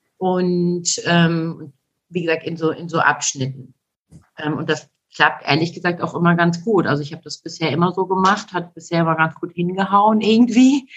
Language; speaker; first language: German; early bilingual, other home language; Turkish